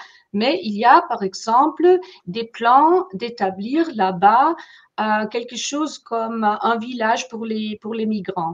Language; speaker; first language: French; non-native, fluent; German